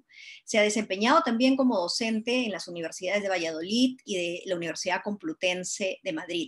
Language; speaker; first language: Spanish; native; Spanish